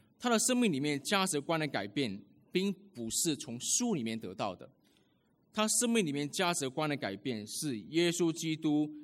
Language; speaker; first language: Chinese; early bilingual, heritage; Chinese